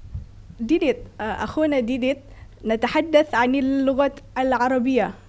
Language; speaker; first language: Arabic; non-native, fluent; Indonesian